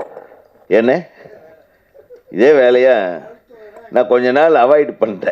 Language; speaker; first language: Tamil; native; Tamil